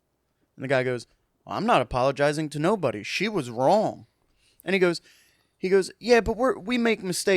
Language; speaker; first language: English; native; English